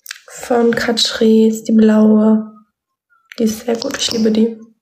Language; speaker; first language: German; early bilingual, other home language; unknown